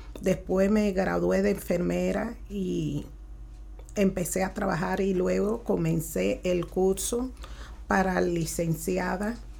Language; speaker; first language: Spanish; early bilingual, other home language; Haitian Creole